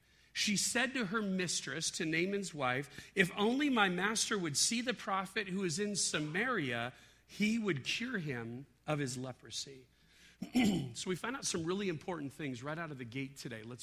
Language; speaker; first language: English; native; English